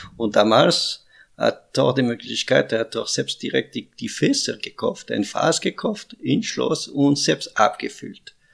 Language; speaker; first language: German; non-native, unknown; French